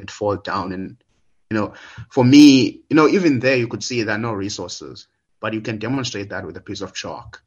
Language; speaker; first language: English; non-native, local second language; Xhosa